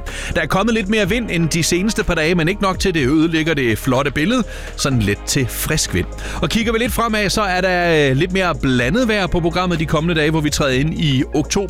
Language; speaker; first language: Danish; native; Danish